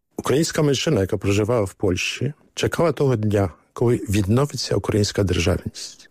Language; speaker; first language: Ukrainian; early bilingual, heritage; Ukrainian